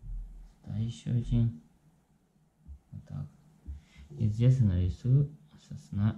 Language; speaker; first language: Russian; non-native, learner; Chinese